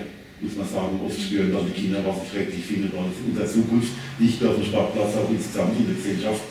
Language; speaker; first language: German; native; German